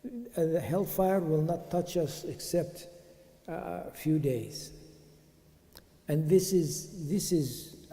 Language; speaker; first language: English; non-native, fluent; Arabic